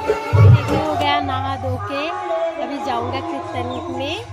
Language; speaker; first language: Hindi; non-native, local second language; Bangla